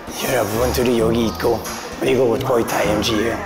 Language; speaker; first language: Korean; non-native, fluent; English